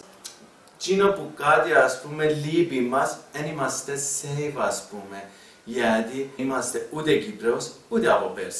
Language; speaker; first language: Greek; non-native, learner; Persian